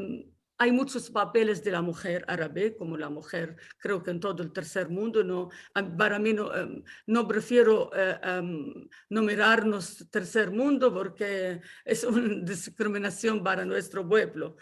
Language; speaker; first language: Spanish; non-native, fluent; Arabic